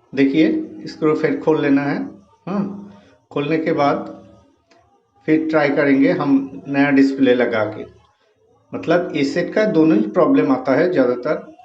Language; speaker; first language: Hindi; non-native, local second language; Bangla